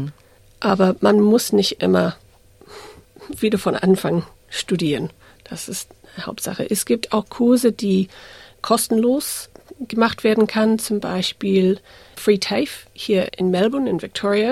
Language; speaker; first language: German; non-native, fluent; English